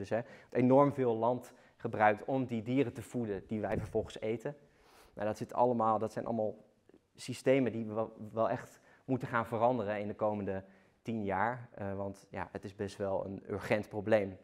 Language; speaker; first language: Dutch; native; Dutch